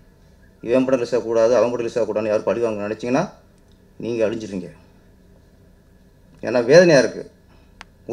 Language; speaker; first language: Tamil; native; Tamil